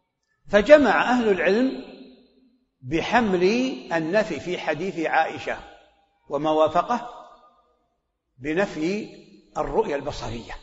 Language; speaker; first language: Arabic; native; Arabic